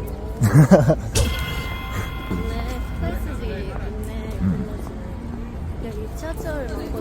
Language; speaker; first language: Korean; non-native, learner; Japanese